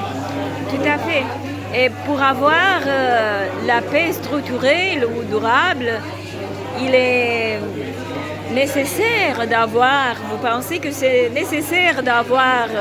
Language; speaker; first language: French; non-native, fluent; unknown